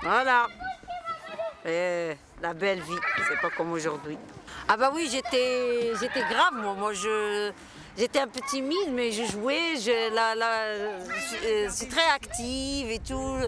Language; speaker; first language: French; non-native, local second language; Arabic